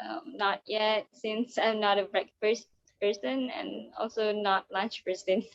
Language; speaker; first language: English; non-native, learner; Malay